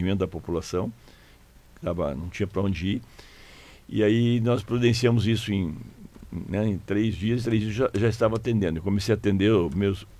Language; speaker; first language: Portuguese; native; Portuguese